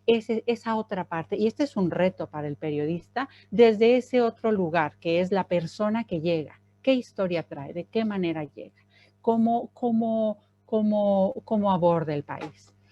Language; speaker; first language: Spanish; native; Spanish